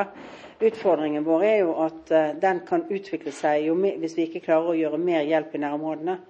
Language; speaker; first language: Norwegian; native; Norwegian